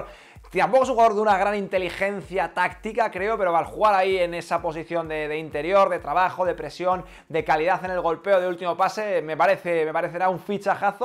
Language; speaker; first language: Spanish; native; Spanish